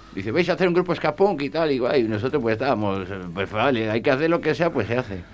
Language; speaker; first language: Spanish; native; Spanish